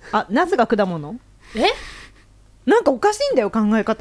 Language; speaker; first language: Japanese; native; Japanese